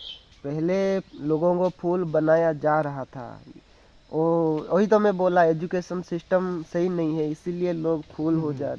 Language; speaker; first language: Hindi; non-native, local second language; Odia